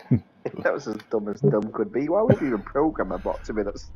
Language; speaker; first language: English; native; English